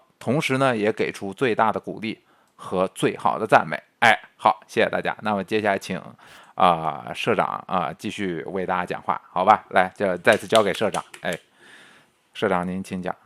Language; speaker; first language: Chinese; native; Chinese